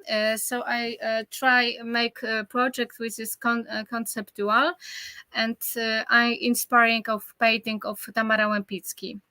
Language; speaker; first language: English; non-native, learner; Polish